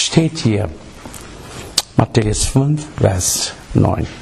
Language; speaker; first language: German; non-native, learner; English